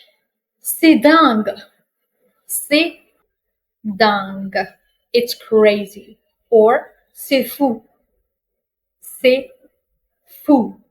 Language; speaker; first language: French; non-native, fluent; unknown